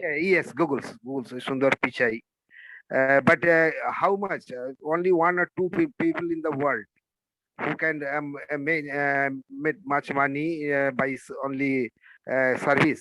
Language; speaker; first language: English; non-native, learner; Hindi